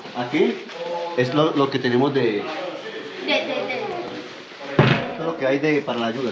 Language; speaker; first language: Spanish; native; Spanish